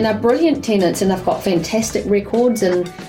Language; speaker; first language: English; native; English